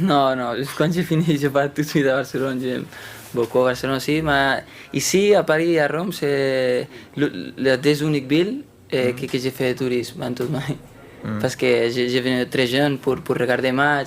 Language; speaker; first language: French; non-native, fluent; Spanish